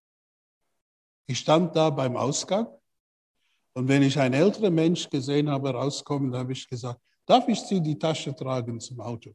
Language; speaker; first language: German; non-native, fluent; English